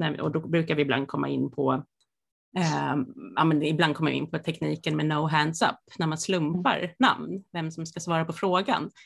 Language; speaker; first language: Swedish; native; Swedish